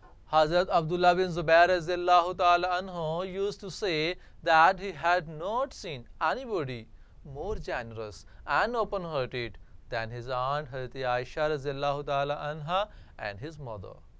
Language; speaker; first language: English; non-native, local second language; Urdu